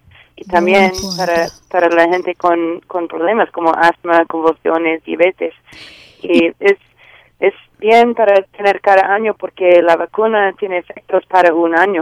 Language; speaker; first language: Spanish; non-native, learner; English